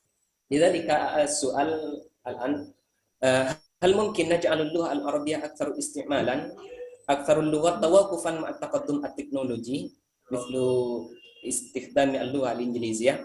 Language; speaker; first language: Arabic; non-native, fluent; Indonesian